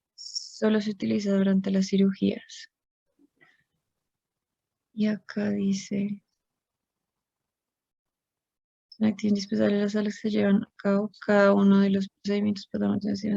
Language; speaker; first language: Spanish; native; Spanish